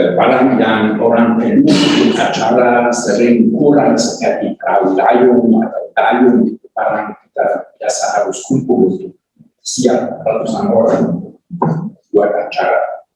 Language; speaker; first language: Indonesian; non-native, learner; German